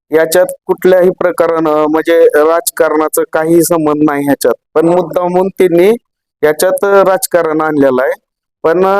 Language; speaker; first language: Marathi; native; Marathi